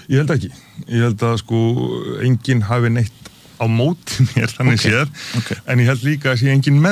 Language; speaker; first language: Icelandic; native; Icelandic